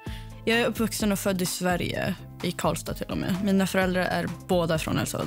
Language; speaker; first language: Swedish; early bilingual, other home language; Spanish